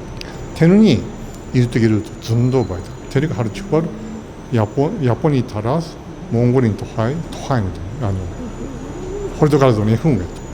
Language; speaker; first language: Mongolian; non-native, fluent; Japanese